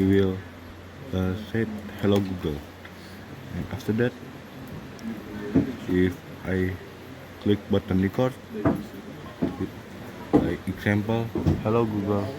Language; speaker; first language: English; non-native, learner; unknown